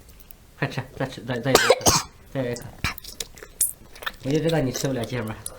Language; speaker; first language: Chinese; native; Chinese